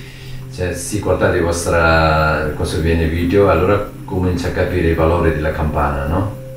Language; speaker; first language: Italian; non-native, learner; Tibetan